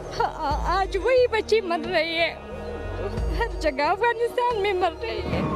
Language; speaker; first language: Hindi; non-native, learner; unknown